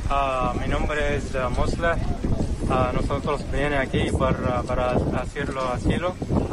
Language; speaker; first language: Spanish; non-native, learner; Arabic